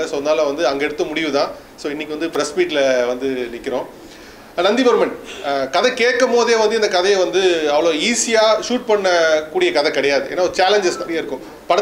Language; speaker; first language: Tamil; native; Tamil